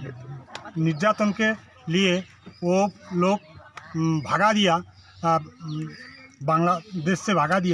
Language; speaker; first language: Hindi; non-native, local second language; Bangla